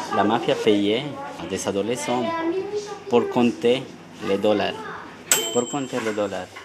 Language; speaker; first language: French; non-native, learner; Spanish